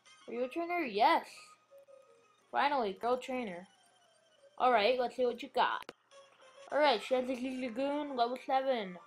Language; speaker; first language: English; native; English